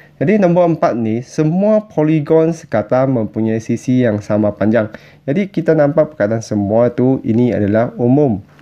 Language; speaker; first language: Malay; non-native, local second language; Chinese